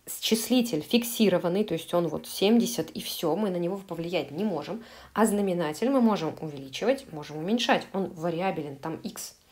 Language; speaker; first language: Russian; native; Russian